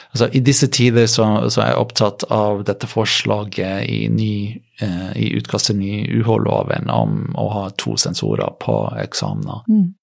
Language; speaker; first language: Norwegian; non-native, fluent; English